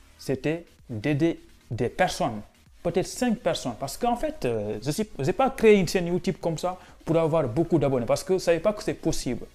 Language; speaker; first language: French; non-native, local second language; Wolof